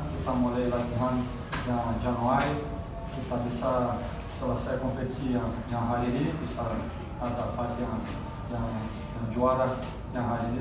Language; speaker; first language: Indonesian; non-native, fluent; Portuguese